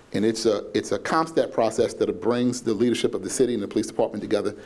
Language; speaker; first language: English; native; English